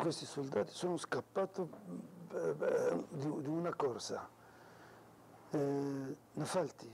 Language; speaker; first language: Italian; non-native, local second language; Arabic